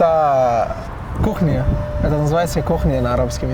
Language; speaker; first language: Russian; non-native, learner; Arabic